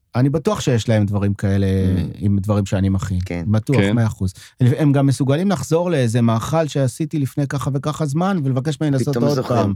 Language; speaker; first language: Hebrew; non-native, local second language; French